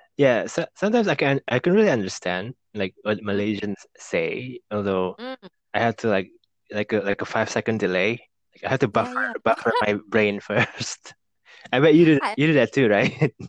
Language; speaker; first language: English; non-native, fluent; Indonesian